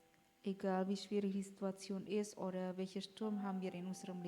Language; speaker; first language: German; non-native, fluent; Indonesian